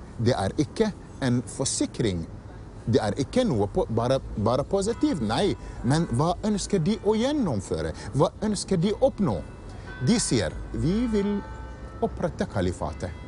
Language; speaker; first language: Norwegian; non-native, fluent; Arabic